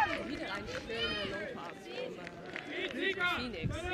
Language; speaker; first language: German; non-native, learner; Dutch